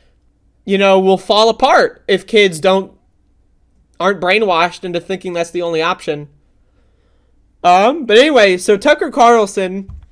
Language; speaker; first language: English; native; English